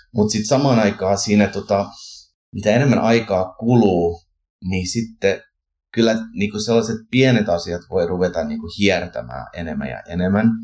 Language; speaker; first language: Finnish; early bilingual, heritage; Finnish